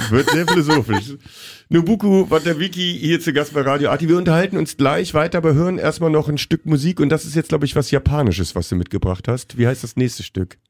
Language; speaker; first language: German; native; German